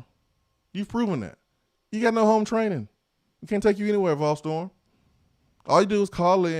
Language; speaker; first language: English; native; English